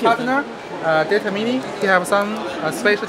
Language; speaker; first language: English; non-native, learner; Chinese